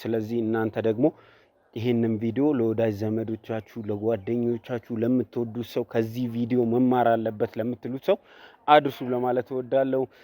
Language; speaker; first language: Amharic; native; Amharic